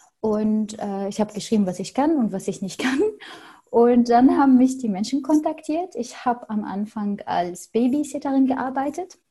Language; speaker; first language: German; non-native, fluent; Arabic